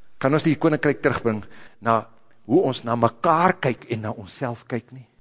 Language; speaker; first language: Afrikaans; native; Afrikaans